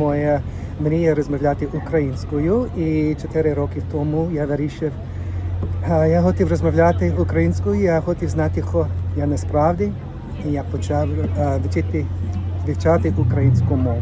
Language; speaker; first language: Ukrainian; non-native, learner; English